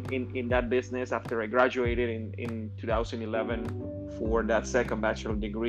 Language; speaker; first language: English; non-native, fluent; Spanish